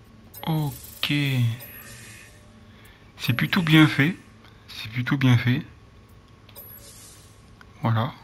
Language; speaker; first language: French; native; French